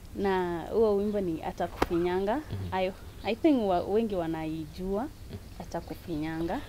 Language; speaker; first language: Swahili; non-native, local second language; Kalenjin